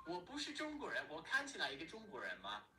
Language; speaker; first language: Chinese; non-native, fluent; English